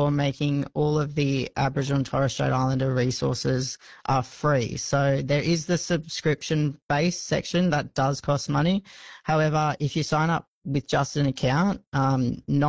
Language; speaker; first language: English; native; English